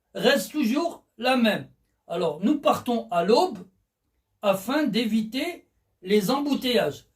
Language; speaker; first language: French; non-native, local second language; Arabic